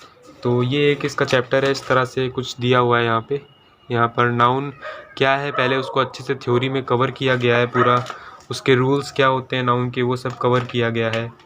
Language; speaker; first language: Hindi; native; Hindi